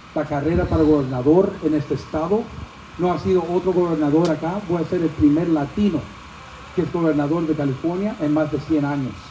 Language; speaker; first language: Spanish; early bilingual, other home language; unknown